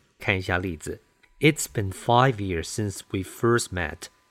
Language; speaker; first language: English; non-native, fluent; Chinese